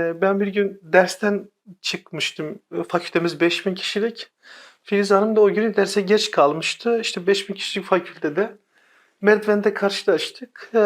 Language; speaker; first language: Turkish; non-native, local second language; Kurdish